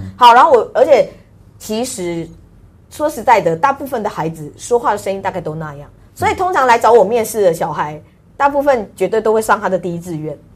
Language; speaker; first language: Chinese; non-native, local second language; Hakka Chinese